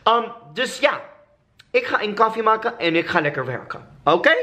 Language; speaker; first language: Dutch; non-native, fluent; English